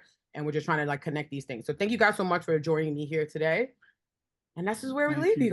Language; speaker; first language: English; native; English